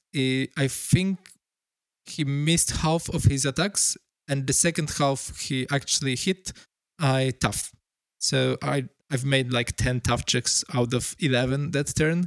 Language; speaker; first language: English; non-native, fluent; Polish